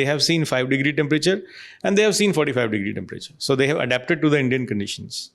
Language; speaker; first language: English; non-native, local second language; Punjabi